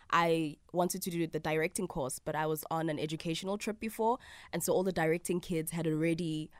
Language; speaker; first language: English; non-native, local second language; Zulu